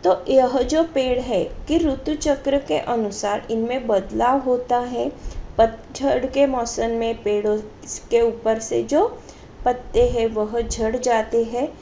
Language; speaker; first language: Hindi; non-native, local second language; Marathi